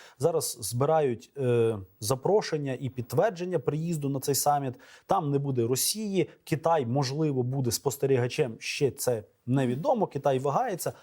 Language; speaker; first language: Ukrainian; native; Ukrainian